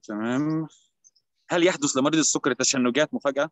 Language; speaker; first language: Arabic; native; Arabic